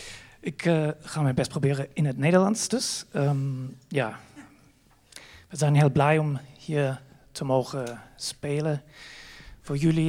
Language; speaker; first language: Dutch; non-native, fluent; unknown